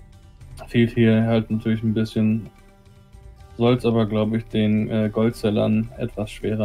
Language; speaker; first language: German; native; German